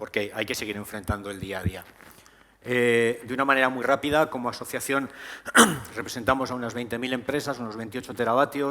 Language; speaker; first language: Spanish; native; Spanish